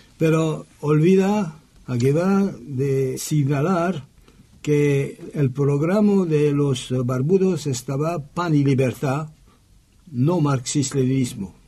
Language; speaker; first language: Spanish; non-native, learner; French